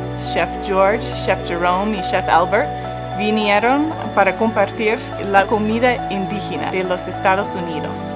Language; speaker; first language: Spanish; non-native, fluent; English